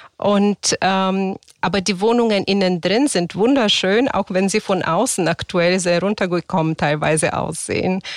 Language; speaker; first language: German; non-native, fluent; Bulgarian